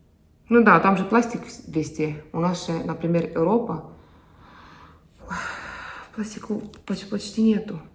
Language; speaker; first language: Russian; non-native, fluent; Estonian